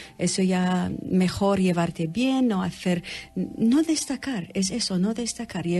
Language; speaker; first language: Spanish; non-native, fluent; English